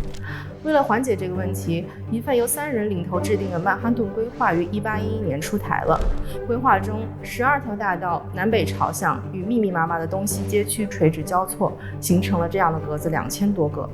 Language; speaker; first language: Chinese; native; Chinese